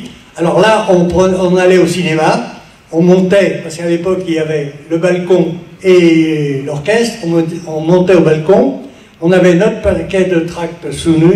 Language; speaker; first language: French; native; French